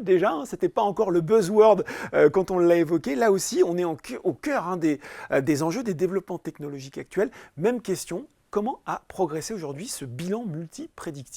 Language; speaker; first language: French; native; French